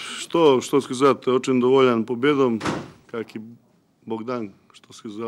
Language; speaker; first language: Russian; non-native, local second language; Ukrainian